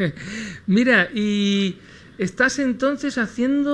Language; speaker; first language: Spanish; native; Spanish